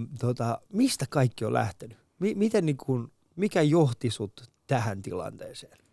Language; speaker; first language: Finnish; early bilingual, other home language; Persian